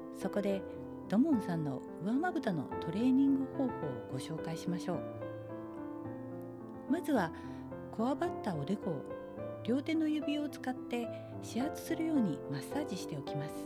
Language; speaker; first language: Japanese; native; Japanese